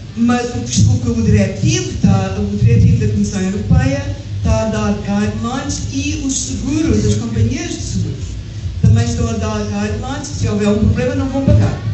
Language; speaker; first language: Portuguese; early bilingual, heritage; English